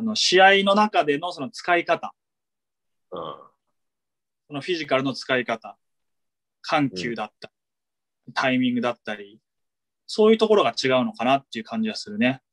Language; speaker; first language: Japanese; native; Japanese